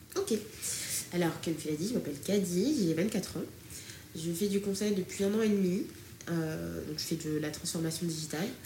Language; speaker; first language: French; early bilingual, other home language; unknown